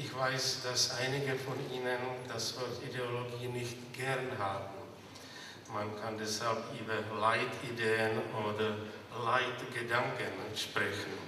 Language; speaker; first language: German; non-native, fluent; Czech